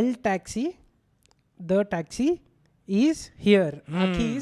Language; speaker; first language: English; non-native, local second language; Hindi